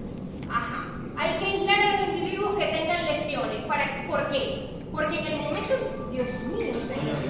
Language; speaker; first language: Spanish; native; Spanish